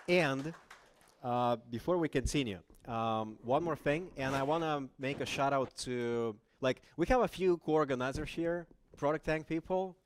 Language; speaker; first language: English; non-native, fluent; Lithuanian